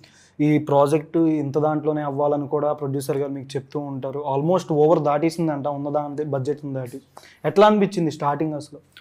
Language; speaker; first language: Telugu; native; Telugu